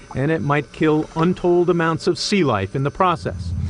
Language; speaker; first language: English; native; English